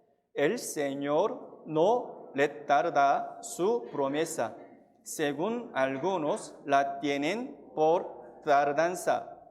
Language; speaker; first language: Spanish; non-native, fluent; Korean